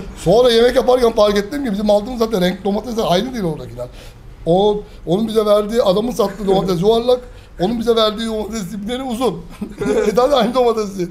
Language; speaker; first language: Turkish; early bilingual, heritage; Turkish